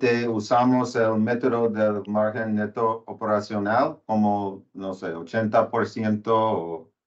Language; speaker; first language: Spanish; non-native, learner; English